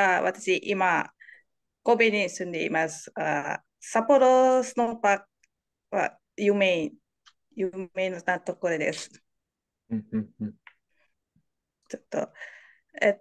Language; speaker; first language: Japanese; non-native, learner; Indonesian